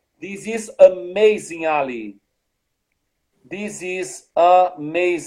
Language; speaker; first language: English; non-native, fluent; Portuguese